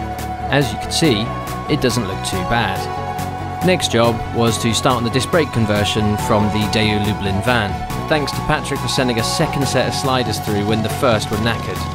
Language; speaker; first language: English; native; English